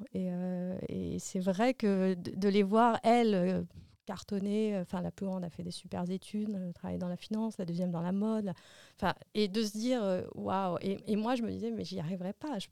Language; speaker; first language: French; early bilingual, other home language; Arabic